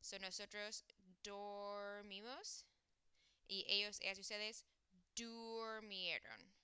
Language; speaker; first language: Spanish; non-native, fluent; English